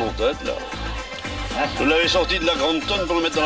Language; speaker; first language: French; native; French